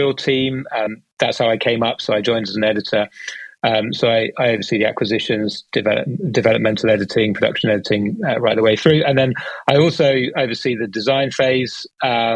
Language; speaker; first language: English; native; English